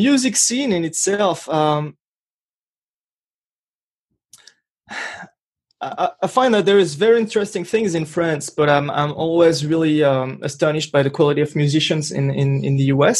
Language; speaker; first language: English; non-native, fluent; French